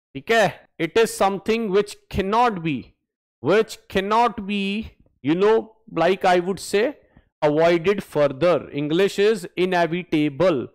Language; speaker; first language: Hindi; native; Hindi